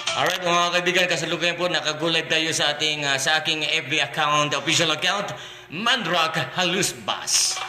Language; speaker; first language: Filipino; non-native, local second language; Maranao